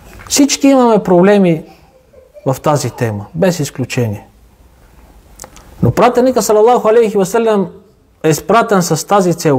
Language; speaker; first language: Bulgarian; non-native, local second language; Turkish